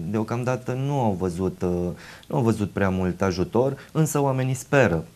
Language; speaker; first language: Romanian; native; Romanian